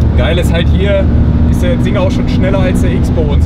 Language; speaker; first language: German; native; German